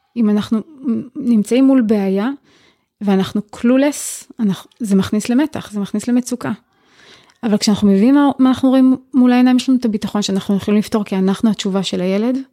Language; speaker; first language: Hebrew; native; Hebrew